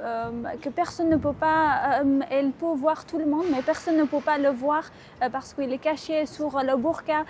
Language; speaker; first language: French; non-native, fluent; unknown